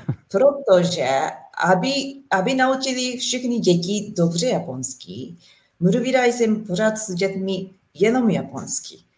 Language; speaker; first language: Czech; non-native, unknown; Japanese